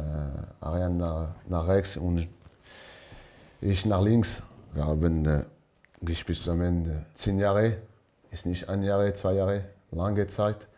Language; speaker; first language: German; non-native, learner; French